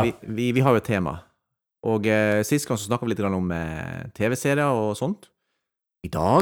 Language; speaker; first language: Norwegian; native; Norwegian